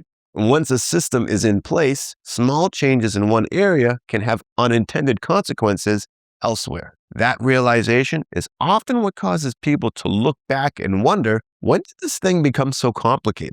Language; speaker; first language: English; native; English